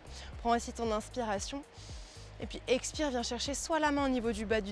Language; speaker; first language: French; native; French